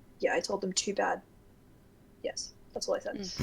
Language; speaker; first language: English; native; English